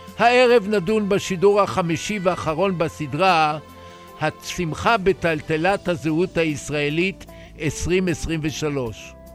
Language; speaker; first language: Hebrew; native; Hebrew